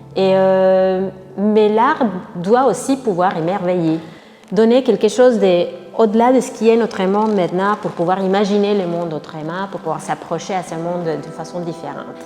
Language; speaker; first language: French; non-native, fluent; Spanish